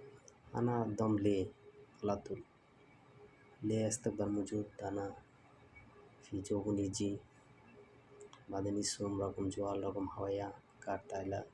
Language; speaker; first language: Arabic; non-native, learner; Bangla